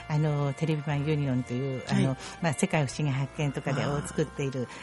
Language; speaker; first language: Japanese; native; Japanese